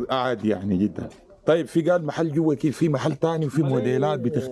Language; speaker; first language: Arabic; native; Arabic